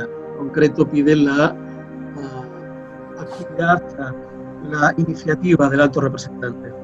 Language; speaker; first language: Spanish; native; Spanish